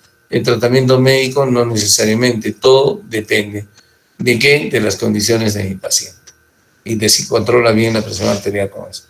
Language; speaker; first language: Spanish; native; Spanish